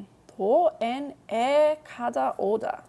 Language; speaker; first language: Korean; non-native, fluent; English